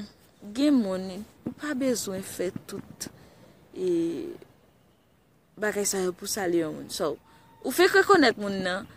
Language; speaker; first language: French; non-native, learner; Haitian Creole